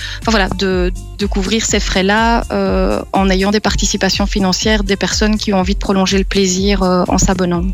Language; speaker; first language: French; native; French